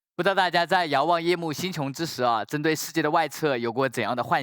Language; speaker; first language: Chinese; native; Chinese